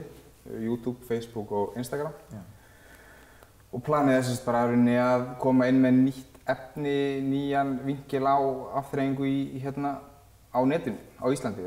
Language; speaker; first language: Icelandic; native; Icelandic